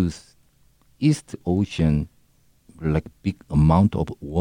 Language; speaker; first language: English; non-native, learner; Korean